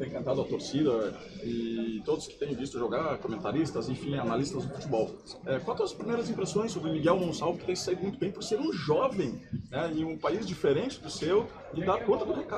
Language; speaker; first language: Portuguese; native; Portuguese